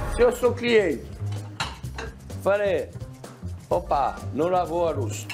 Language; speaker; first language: Portuguese; non-native, fluent; French